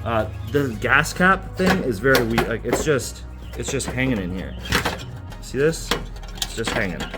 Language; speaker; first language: English; native; English